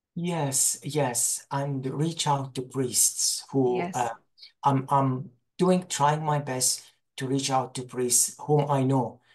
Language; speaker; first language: English; non-native, fluent; Arabic